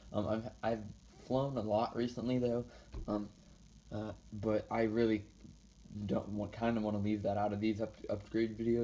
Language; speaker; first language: English; native; English